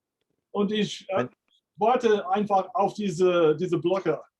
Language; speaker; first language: German; non-native, fluent; English